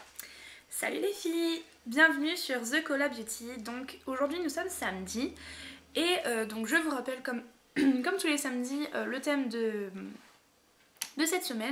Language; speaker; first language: French; native; French